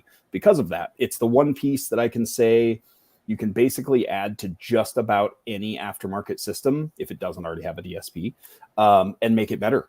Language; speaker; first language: English; native; English